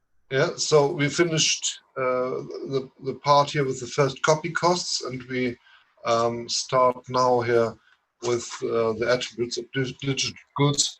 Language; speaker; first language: English; non-native, fluent; German